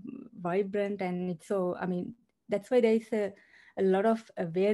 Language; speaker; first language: English; non-native, local second language; Sinhala